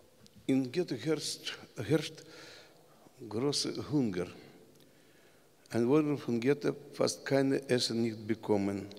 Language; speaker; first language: German; non-native, learner; Russian